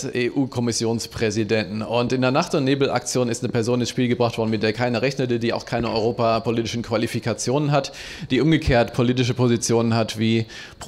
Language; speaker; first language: German; native; German